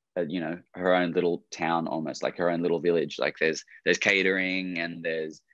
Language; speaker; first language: English; native; English